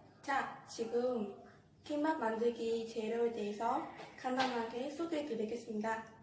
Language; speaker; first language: Korean; non-native, learner; Vietnamese